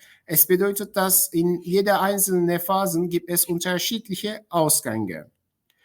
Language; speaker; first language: German; non-native, fluent; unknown